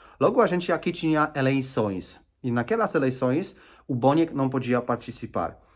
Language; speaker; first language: Portuguese; non-native, fluent; Polish